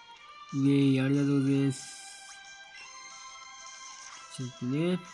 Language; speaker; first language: Japanese; native; Japanese